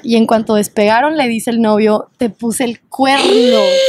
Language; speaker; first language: Spanish; early bilingual, heritage; Spanish